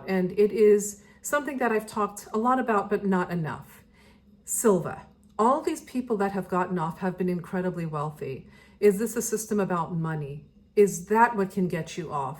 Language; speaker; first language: English; native; English